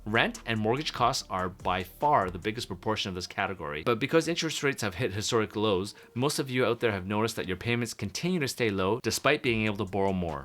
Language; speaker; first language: English; native; English